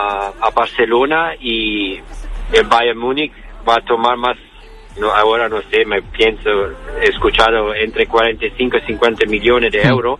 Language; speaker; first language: Spanish; non-native, learner; Italian